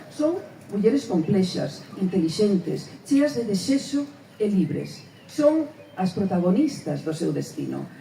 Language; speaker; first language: Galician; early bilingual, heritage; Spanish